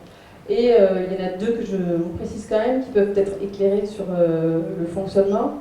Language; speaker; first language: French; native; French